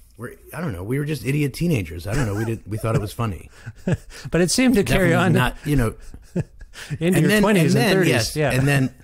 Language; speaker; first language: English; native; English